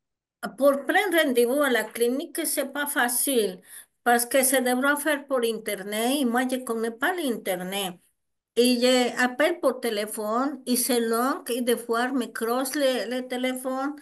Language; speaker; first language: French; non-native, learner; Spanish